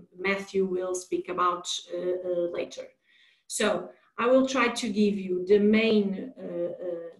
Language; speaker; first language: English; non-native, fluent; Portuguese